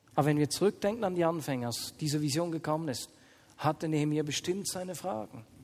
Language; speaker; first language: German; native; German